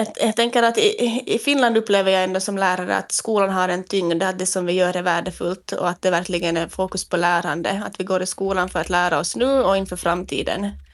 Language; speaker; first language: Swedish; native; Swedish